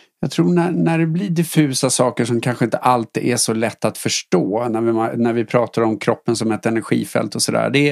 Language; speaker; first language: Swedish; native; Swedish